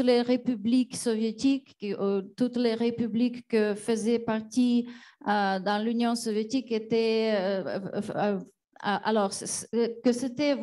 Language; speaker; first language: French; non-native, fluent; Ukrainian